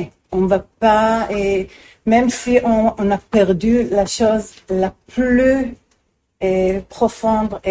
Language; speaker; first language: French; non-native, learner; Hebrew